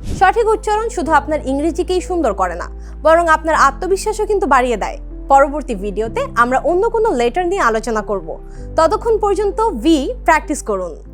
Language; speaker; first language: Bangla; native; Bangla